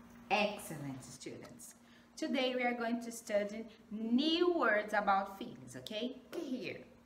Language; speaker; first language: English; non-native, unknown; Portuguese